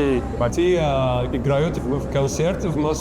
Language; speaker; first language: Russian; non-native, learner; Arabic